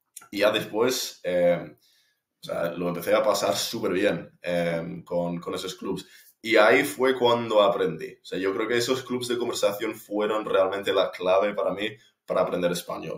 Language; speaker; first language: Spanish; non-native, fluent; English